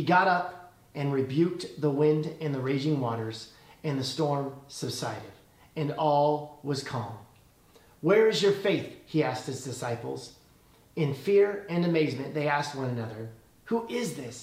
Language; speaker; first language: English; native; English